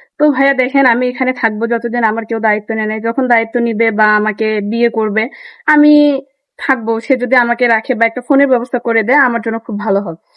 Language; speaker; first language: Bangla; native; Bangla